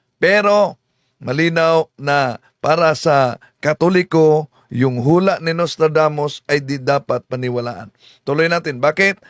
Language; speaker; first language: Filipino; non-native, local second language; Cebuano